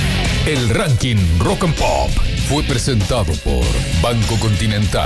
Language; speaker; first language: Spanish; native; Spanish